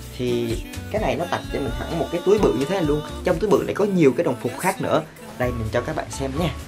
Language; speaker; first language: Vietnamese; native; Vietnamese